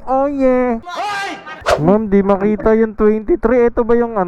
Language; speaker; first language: Filipino; native; Filipino